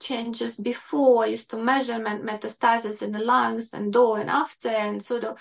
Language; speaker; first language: English; non-native, fluent; Ukrainian